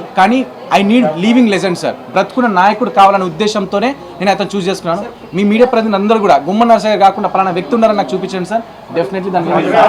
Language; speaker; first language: Telugu; native; Telugu